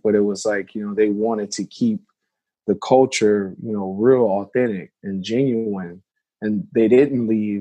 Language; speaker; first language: English; native; English